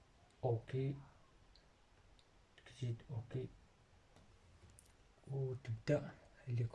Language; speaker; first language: Arabic; native; Arabic